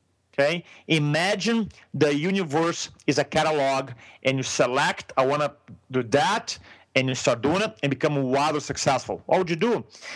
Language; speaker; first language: English; non-native, fluent; Portuguese